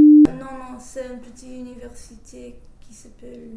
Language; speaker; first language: French; non-native, fluent; English